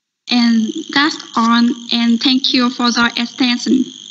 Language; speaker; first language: English; non-native, learner; Vietnamese